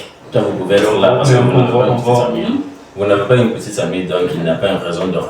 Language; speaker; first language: French; non-native, learner; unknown